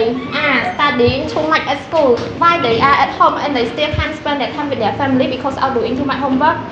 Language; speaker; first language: English; non-native, learner; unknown